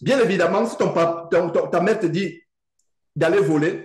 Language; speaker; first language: French; native; French